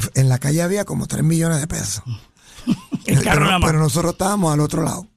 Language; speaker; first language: Spanish; native; Spanish